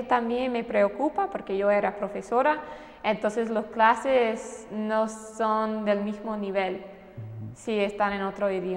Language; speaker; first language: Spanish; non-native, fluent; English